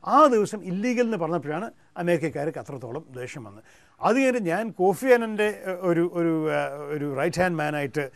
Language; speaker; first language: Malayalam; early bilingual, heritage; Malayalam